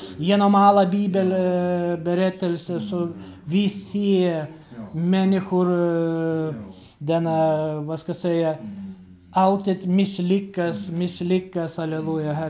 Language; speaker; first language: Swedish; non-native, learner; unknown